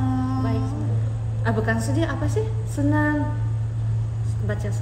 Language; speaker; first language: Indonesian; early bilingual, heritage; Japanese